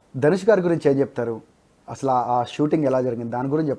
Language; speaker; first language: Telugu; native; Telugu